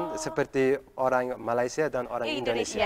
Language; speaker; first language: Indonesian; non-native, learner; Uzbek